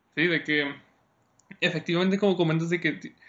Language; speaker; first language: Spanish; native; Spanish